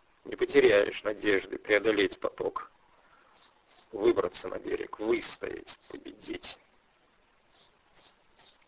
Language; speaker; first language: Russian; native; Russian